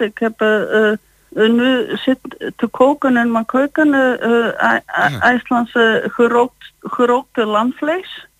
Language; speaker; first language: Dutch; non-native, fluent; Icelandic